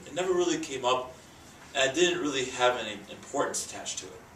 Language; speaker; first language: English; native; English